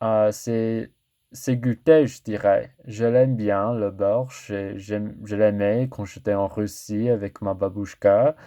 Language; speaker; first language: French; non-native, learner; English